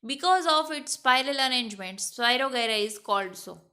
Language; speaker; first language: English; non-native, local second language; Gujarati